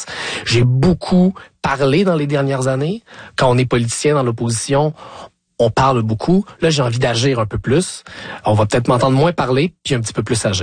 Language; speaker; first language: French; native; French